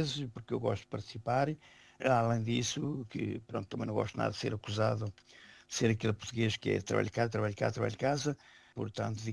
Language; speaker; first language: Portuguese; native; Portuguese